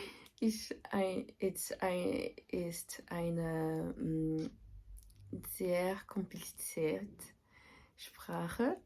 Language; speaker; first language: German; non-native, learner; French